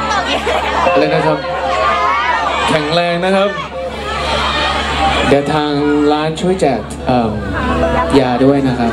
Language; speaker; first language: Thai; native; Thai